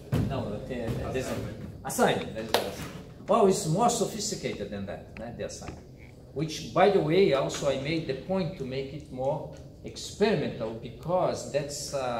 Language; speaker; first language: English; non-native, fluent; Portuguese